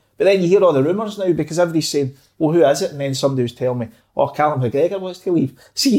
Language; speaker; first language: English; native; English